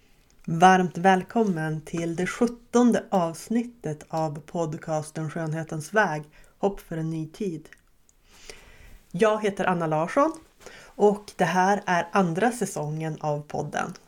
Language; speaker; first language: Swedish; native; Swedish